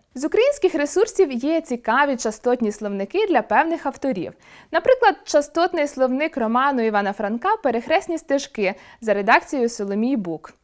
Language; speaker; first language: Ukrainian; native; Ukrainian